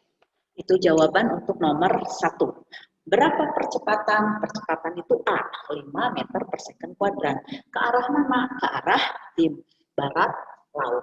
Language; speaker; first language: Indonesian; native; Indonesian